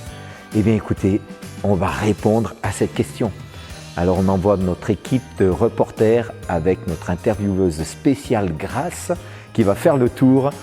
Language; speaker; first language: French; native; French